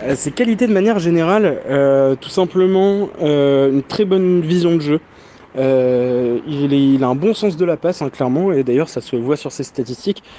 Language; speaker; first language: French; native; French